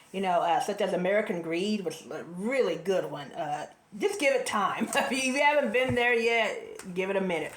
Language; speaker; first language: English; native; English